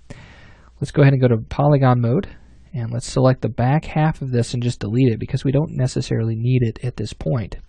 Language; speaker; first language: English; native; English